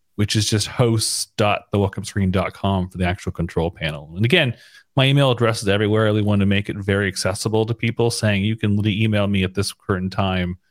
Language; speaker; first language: English; native; English